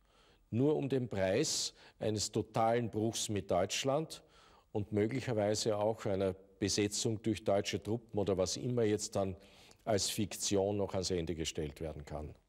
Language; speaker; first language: German; native; German